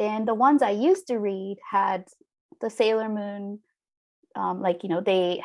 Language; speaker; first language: English; non-native, fluent; Japanese